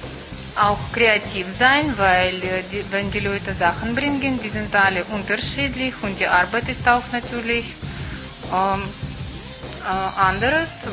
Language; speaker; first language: German; non-native, fluent; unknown